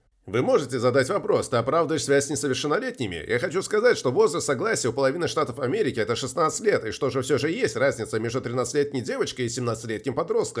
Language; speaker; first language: Russian; native; Russian